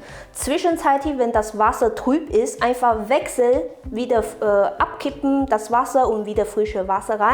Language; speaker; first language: German; non-native, fluent; Chinese